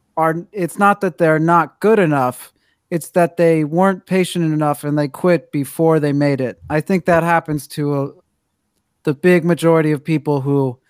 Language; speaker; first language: English; native; English